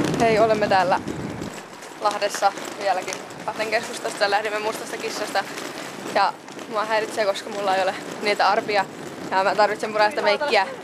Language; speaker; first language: Finnish; native; Finnish